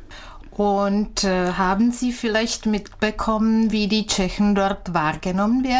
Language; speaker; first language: German; non-native, fluent; Czech